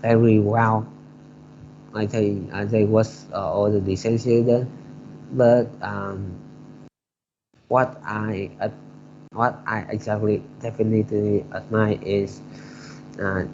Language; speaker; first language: English; non-native, learner; Vietnamese